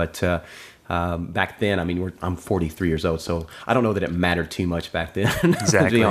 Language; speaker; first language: English; native; English